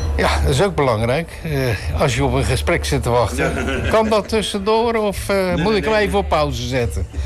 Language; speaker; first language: Dutch; native; Dutch